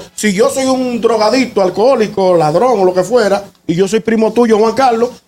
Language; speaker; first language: Spanish; native; Spanish